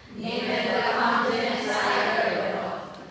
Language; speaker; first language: Chinese; non-native, learner; Filipino